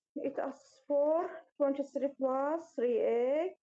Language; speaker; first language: English; non-native, fluent; Azerbaijani